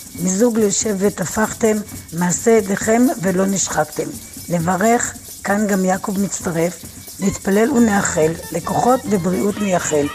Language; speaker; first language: Hebrew; native; Hebrew